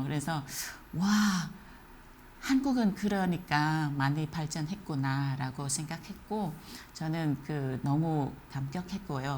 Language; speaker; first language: Korean; non-native, fluent; Vietnamese